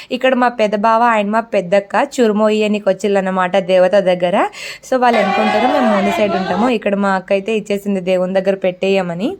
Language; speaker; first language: Telugu; non-native, local second language; Lambadi